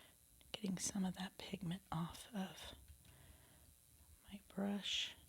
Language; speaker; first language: English; native; English